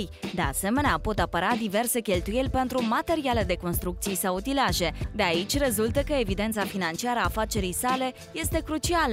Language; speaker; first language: Romanian; native; Romanian